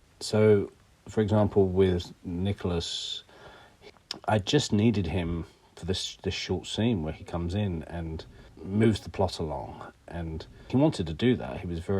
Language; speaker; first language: English; native; English